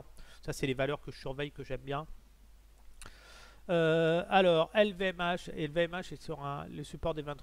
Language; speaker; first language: French; native; French